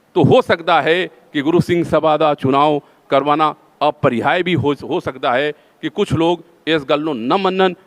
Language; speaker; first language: Hindi; non-native, local second language; Punjabi